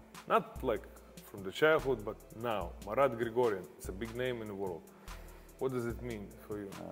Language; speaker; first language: English; non-native, fluent; Lithuanian